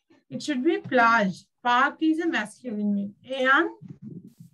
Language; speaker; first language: English; non-native, local second language; Sinhala